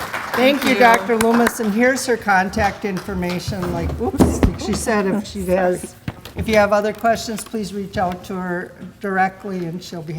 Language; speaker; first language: English; native; English